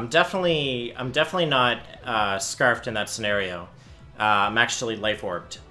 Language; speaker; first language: English; native; English